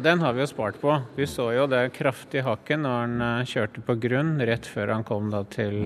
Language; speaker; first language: Norwegian; native; Norwegian